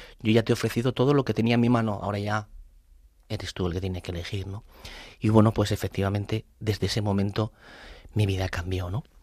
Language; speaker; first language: Spanish; native; Spanish